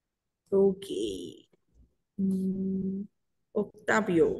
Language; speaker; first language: English; non-native, learner; Spanish